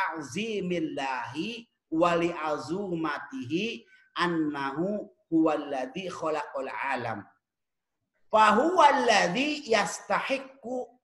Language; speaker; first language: Arabic; non-native, fluent; Indonesian